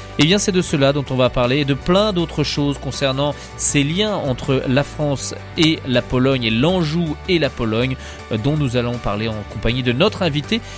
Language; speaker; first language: French; native; French